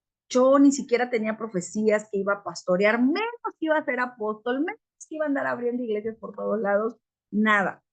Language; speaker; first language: Spanish; native; Spanish